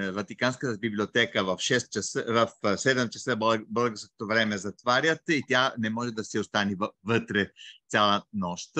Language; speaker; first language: Bulgarian; native; Bulgarian